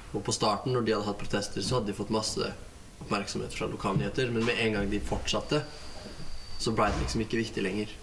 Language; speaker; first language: Norwegian; native; Norwegian